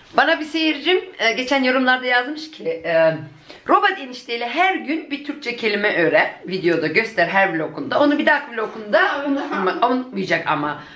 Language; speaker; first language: Turkish; early bilingual, heritage; Turkish